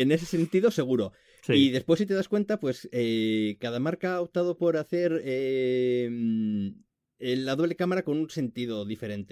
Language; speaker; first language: Spanish; native; Spanish